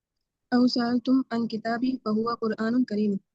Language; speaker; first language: Arabic; non-native, learner; Urdu